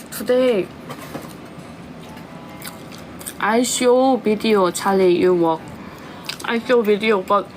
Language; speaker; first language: English; non-native, learner; Korean